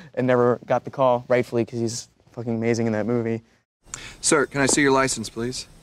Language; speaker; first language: English; native; English